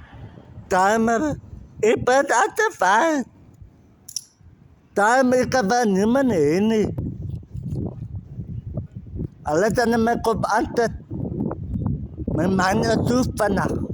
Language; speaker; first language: Dutch; non-native, learner; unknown